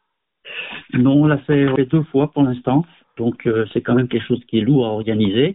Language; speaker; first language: French; native; French